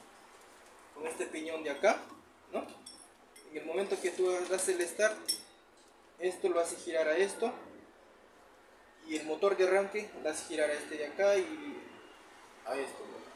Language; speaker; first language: Spanish; native; Spanish